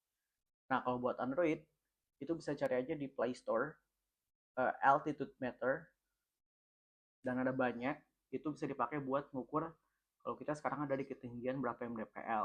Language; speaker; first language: Indonesian; native; Indonesian